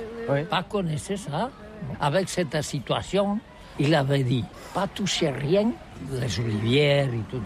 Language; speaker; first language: French; non-native, learner; Catalan